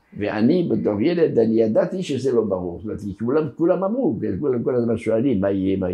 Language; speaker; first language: Hebrew; non-native, fluent; French